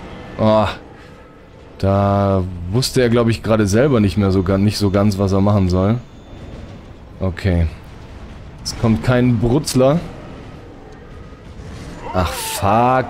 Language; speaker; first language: German; native; German